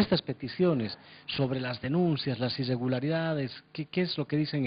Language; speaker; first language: Spanish; native; Spanish